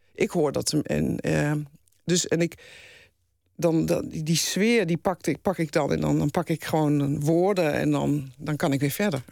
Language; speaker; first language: Dutch; native; Dutch